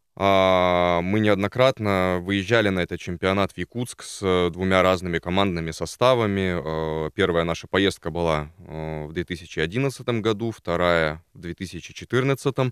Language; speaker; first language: Russian; native; Russian